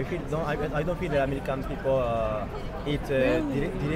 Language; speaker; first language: English; non-native, learner; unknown